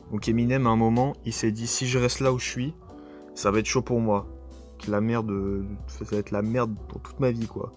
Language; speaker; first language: French; native; French